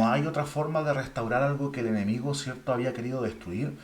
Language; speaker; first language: Spanish; native; Spanish